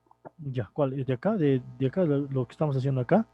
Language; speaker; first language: Spanish; native; Spanish